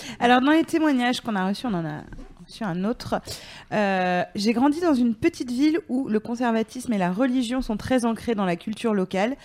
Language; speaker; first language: French; native; French